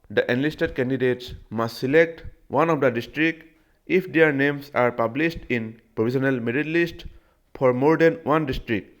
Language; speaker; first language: English; non-native, local second language; Assamese